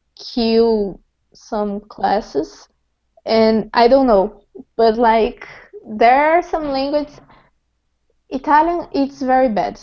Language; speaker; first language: English; non-native, fluent; Portuguese